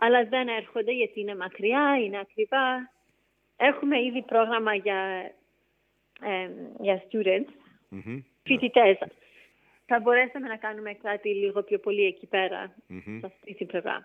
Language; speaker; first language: Greek; early bilingual, heritage; English